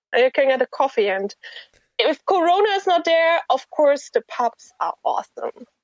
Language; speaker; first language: English; non-native, fluent; German